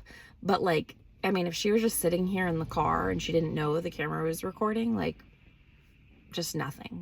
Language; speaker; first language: English; native; English